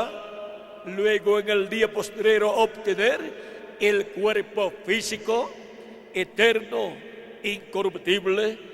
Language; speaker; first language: Spanish; native; Spanish